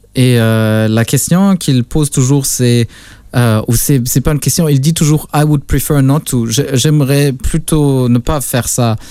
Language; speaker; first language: French; non-native, local second language; Luxembourgish